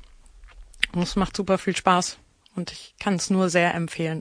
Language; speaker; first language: German; native; German